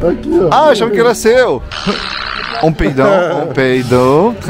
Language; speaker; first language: Portuguese; non-native, fluent; French